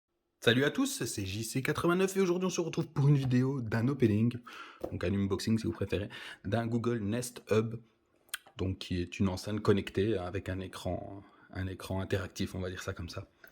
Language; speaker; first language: French; native; French